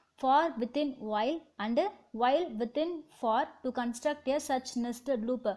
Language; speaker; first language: English; non-native, local second language; Tamil